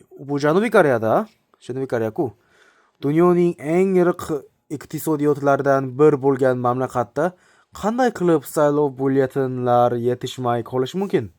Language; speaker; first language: Uzbek; non-native, learner; Korean